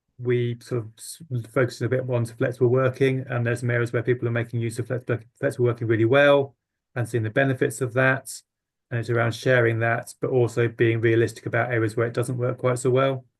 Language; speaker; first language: English; native; English